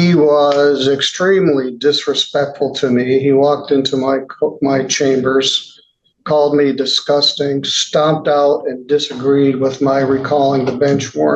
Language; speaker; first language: English; native; English